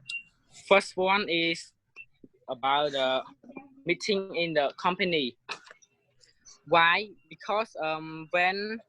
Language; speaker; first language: English; non-native, learner; Khmer